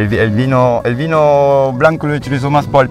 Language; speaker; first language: Spanish; non-native, learner; French